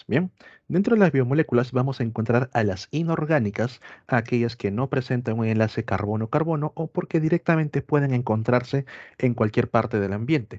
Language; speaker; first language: Spanish; native; Spanish